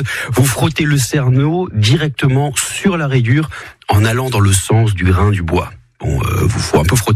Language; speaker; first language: French; native; French